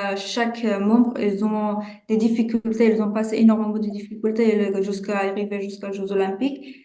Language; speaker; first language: French; non-native, fluent; Persian